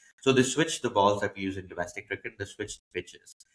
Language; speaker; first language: English; non-native, local second language; Hindi